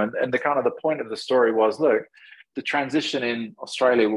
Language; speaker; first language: English; native; English